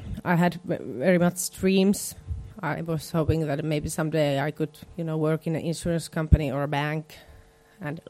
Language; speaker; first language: English; non-native, fluent; Finnish